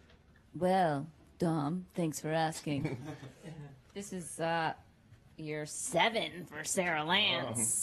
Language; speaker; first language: English; native; English